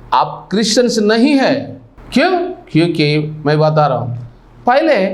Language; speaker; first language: Hindi; non-native, local second language; Telugu